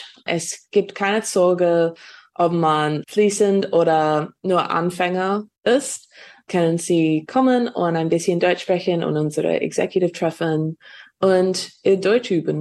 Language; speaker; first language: German; non-native, fluent; English